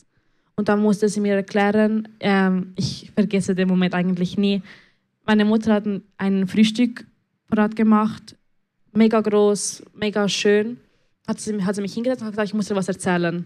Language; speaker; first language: German; early bilingual, other home language; Spanish